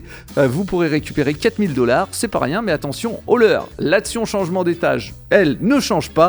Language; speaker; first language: French; native; French